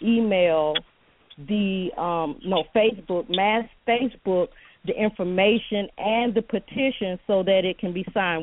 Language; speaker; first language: English; native; English